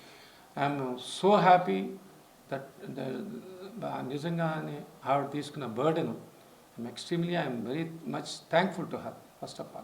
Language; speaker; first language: Telugu; native; Telugu